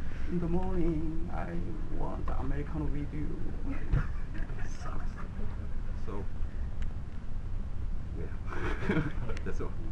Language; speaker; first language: English; non-native, learner; Korean